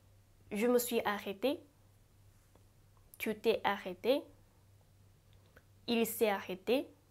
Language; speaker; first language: French; non-native, fluent; Japanese